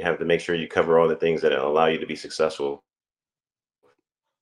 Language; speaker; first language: English; native; English